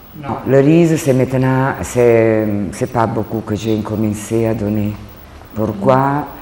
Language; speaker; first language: French; non-native, learner; Italian